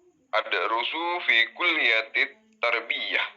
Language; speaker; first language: Arabic; non-native, learner; Indonesian